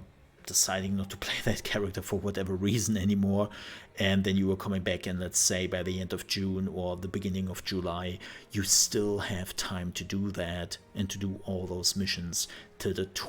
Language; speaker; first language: English; non-native, fluent; German